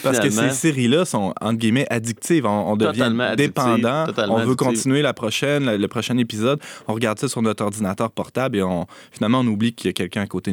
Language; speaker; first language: French; native; French